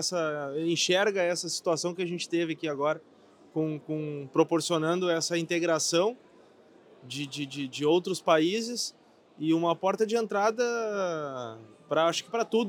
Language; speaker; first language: Portuguese; native; Portuguese